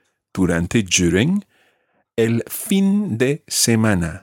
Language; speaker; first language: Spanish; non-native, fluent; English